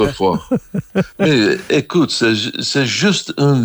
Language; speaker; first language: French; non-native, learner; English